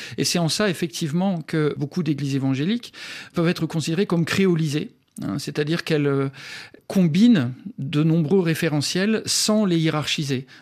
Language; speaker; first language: French; native; French